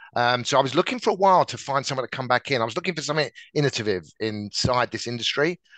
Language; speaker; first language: English; native; English